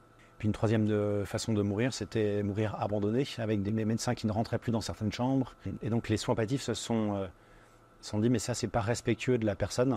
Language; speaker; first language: French; native; French